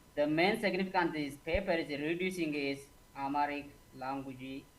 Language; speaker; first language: English; non-native, local second language; Amharic